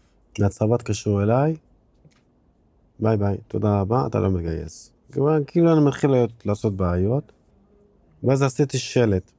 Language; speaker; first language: Hebrew; non-native, local second language; Arabic